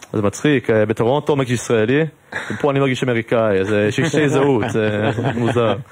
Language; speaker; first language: Hebrew; non-native, fluent; English